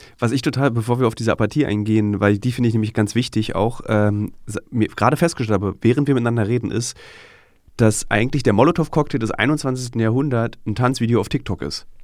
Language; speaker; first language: German; native; German